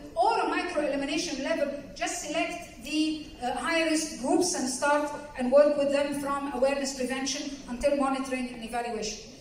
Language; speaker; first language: English; non-native, local second language; Arabic